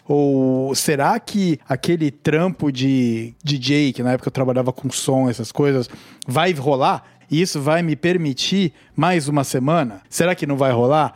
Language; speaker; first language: Portuguese; native; Portuguese